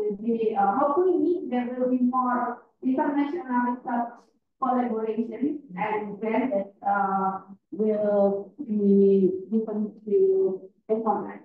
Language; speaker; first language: English; non-native, fluent; Indonesian